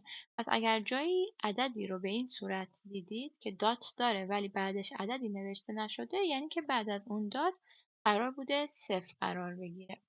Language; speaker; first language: Persian; native; Persian